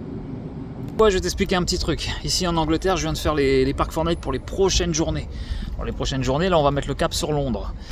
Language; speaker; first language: French; native; French